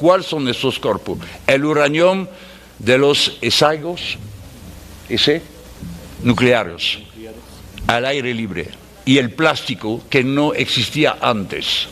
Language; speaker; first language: Spanish; non-native, fluent; French